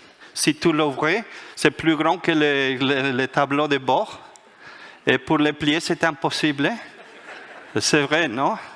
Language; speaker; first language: French; non-native, fluent; Spanish